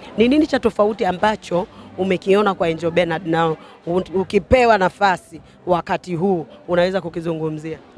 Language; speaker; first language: Swahili; native; Swahili